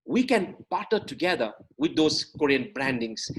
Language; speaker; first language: English; non-native, local second language; Nepali